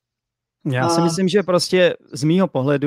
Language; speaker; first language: Czech; native; Czech